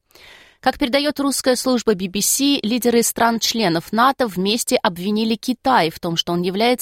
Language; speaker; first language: Russian; native; Russian